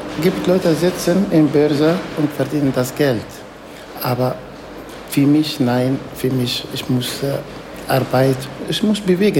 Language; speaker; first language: German; non-native, learner; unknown